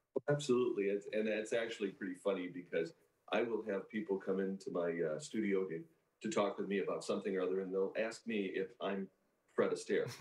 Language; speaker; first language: English; native; English